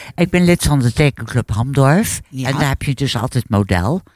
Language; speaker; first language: Dutch; native; Dutch